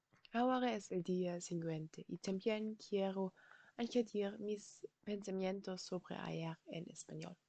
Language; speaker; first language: Spanish; non-native, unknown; German